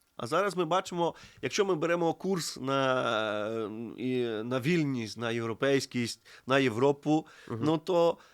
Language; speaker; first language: Ukrainian; native; Ukrainian